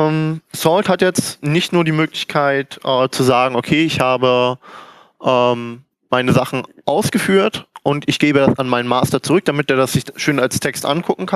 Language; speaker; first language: German; native; German